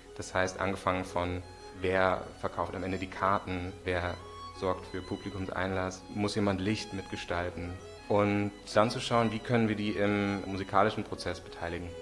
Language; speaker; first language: German; native; German